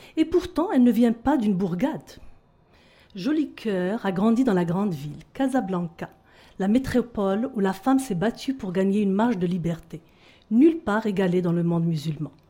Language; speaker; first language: French; non-native, local second language; Arabic